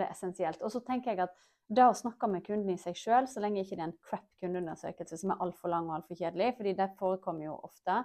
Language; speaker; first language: Norwegian; native; Norwegian